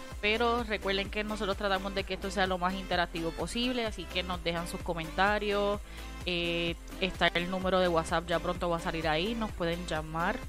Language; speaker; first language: Spanish; native; Spanish